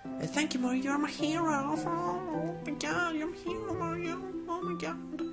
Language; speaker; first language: English; non-native, learner; Swedish